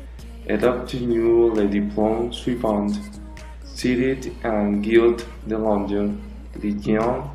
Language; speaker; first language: French; non-native, learner; Spanish